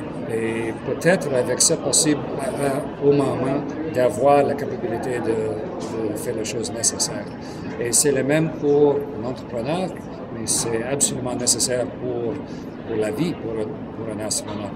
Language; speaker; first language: French; non-native, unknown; English